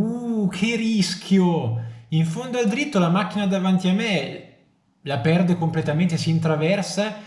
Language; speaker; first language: Italian; native; Italian